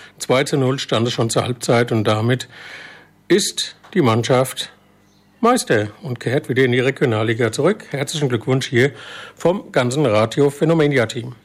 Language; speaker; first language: German; native; German